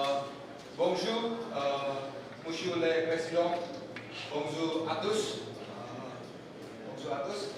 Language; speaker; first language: French; non-native, learner; Indonesian